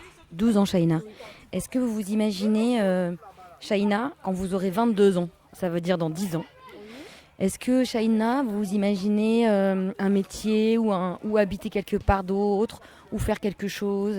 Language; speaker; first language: French; native; French